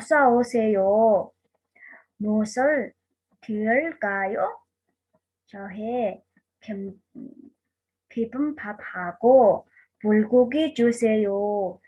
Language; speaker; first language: Korean; non-native, fluent; Mongolian